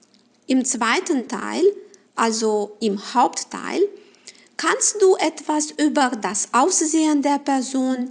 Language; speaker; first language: German; non-native, fluent; Romanian